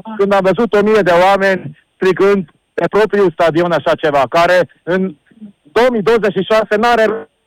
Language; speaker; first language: Romanian; non-native, local second language; Hungarian